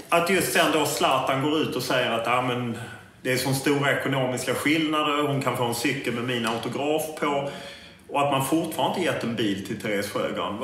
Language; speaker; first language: Swedish; native; Swedish